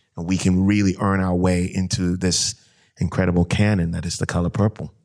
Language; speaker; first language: English; non-native, local second language; Akan